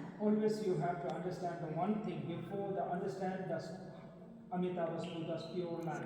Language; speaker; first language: English; non-native, fluent; Tibetan